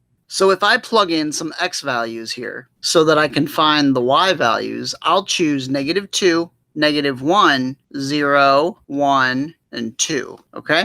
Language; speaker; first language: English; native; English